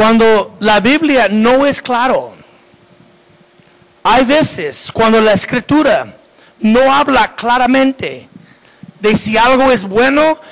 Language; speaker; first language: Spanish; non-native, fluent; English